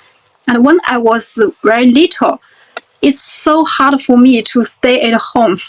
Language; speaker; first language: English; non-native, fluent; Chinese